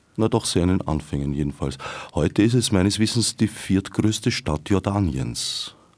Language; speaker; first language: German; native; German